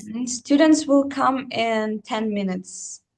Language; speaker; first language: English; non-native, fluent; Uzbek